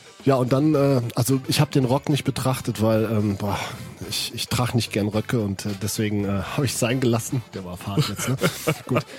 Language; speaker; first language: German; native; German